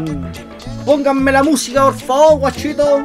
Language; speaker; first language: Spanish; native; Spanish